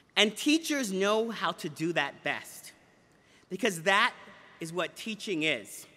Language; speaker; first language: English; native; English